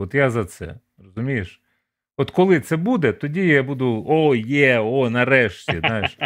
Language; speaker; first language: Ukrainian; native; Ukrainian